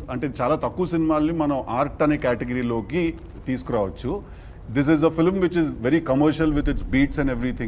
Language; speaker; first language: Telugu; native; Telugu